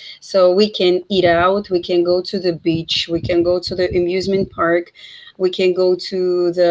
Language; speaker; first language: English; non-native, fluent; Russian